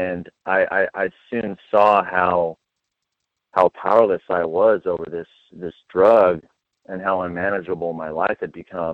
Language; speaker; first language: English; native; English